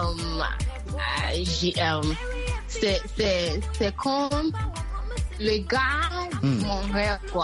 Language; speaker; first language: French; non-native, learner; Akan